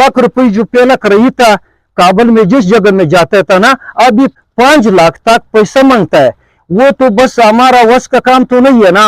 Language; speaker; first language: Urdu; non-native, learner; Pashto